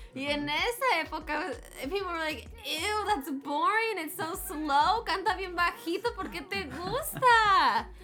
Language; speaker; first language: English; early bilingual, other home language; Spanish